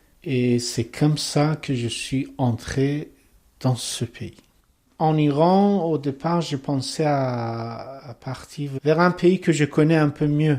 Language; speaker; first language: French; non-native, learner; Persian